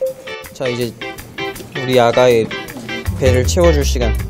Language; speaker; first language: Korean; non-native, learner; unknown